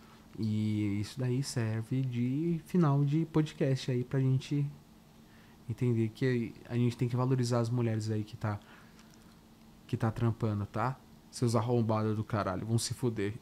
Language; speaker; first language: Portuguese; native; Portuguese